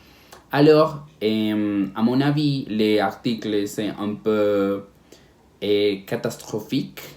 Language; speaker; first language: French; non-native, learner; Spanish